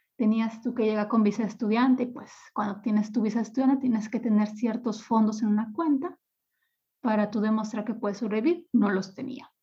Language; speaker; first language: Spanish; native; Spanish